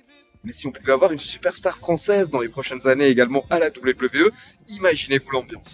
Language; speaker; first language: French; native; French